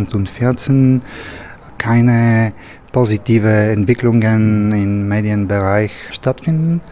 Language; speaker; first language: German; non-native, fluent; Bulgarian